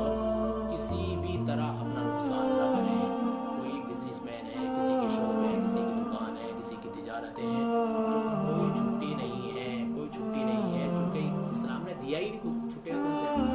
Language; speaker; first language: Urdu; native; Urdu